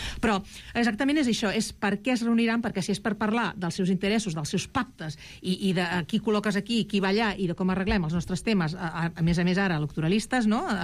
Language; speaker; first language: Catalan; non-native, local second language; Spanish